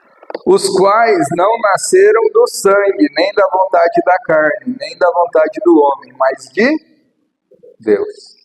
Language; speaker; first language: Portuguese; native; Portuguese